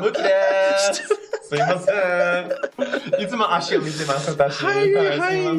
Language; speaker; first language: Japanese; non-native, fluent; English